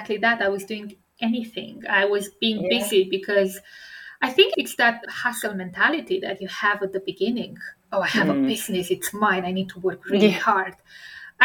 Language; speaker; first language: English; non-native, fluent; Romanian